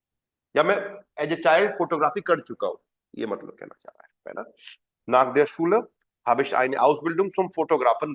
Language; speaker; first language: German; non-native, fluent; Hindi